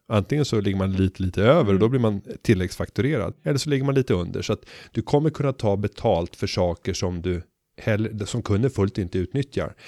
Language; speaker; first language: Swedish; native; Swedish